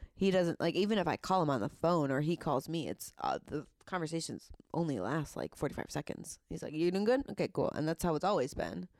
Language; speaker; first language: English; native; English